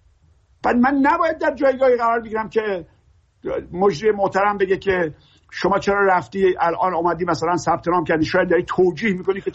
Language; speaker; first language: Persian; native; Persian